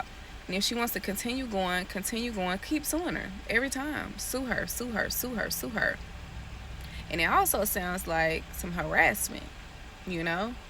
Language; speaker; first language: English; native; English